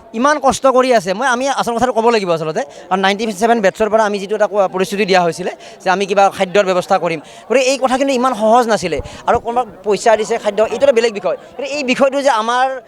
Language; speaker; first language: Assamese; native; Assamese